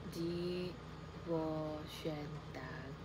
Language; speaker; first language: German; non-native, learner; Filipino